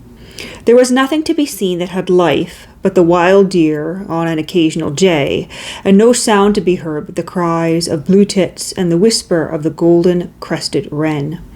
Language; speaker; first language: English; native; English